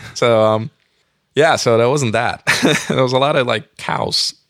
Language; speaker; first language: English; non-native, fluent; Turkish